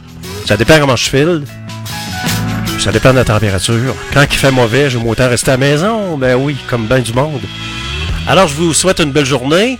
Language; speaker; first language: French; native; French